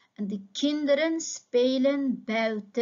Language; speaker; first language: Dutch; non-native, fluent; Uyghur